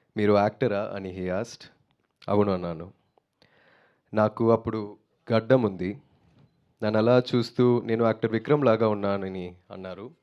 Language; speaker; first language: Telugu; non-native, learner; Tamil